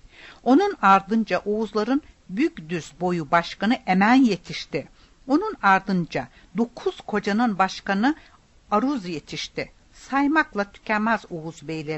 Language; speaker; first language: Turkish; native; Turkish